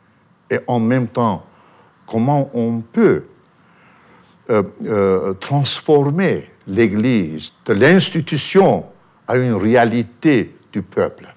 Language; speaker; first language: French; non-native, fluent; Armenian